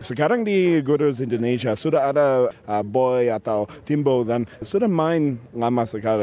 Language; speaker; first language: Indonesian; non-native, fluent; English